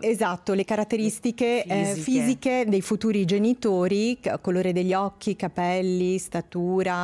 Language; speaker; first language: Italian; native; Italian